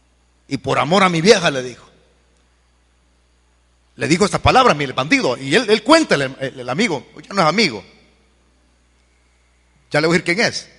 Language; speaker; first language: Spanish; native; Spanish